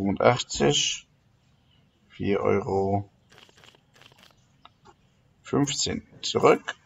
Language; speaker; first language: German; native; German